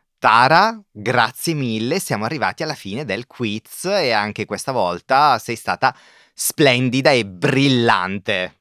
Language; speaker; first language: Italian; native; Italian